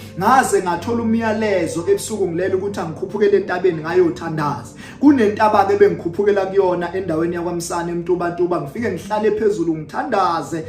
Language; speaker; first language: Zulu; native; Zulu